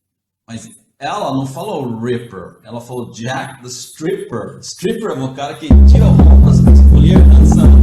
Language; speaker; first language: Portuguese; non-native, fluent; English